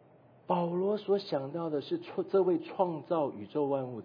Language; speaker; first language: Chinese; native; Chinese